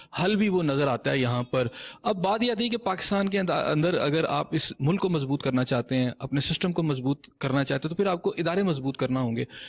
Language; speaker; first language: Urdu; non-native, local second language; Punjabi